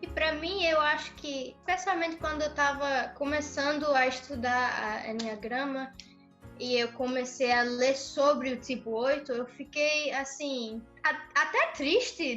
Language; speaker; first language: Portuguese; early bilingual, other home language; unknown